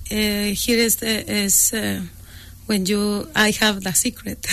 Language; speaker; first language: English; non-native, learner; Spanish